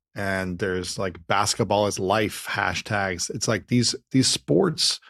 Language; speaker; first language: English; native; English